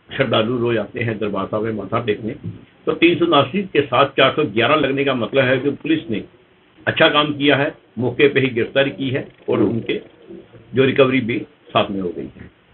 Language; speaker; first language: Hindi; non-native, local second language; Punjabi